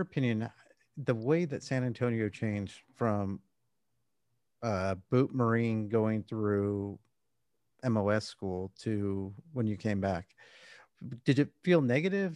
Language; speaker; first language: English; native; English